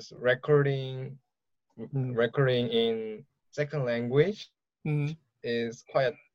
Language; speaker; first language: English; non-native, learner; Korean